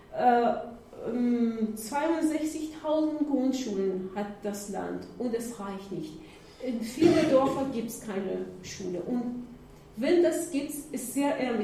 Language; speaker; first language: German; non-native, learner; Persian